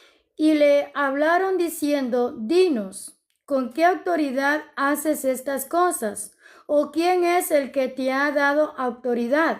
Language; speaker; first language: Spanish; native; Spanish